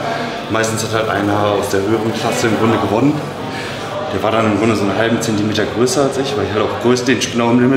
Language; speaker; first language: German; native; German